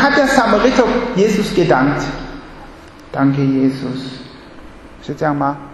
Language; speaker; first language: German; non-native, fluent; Chinese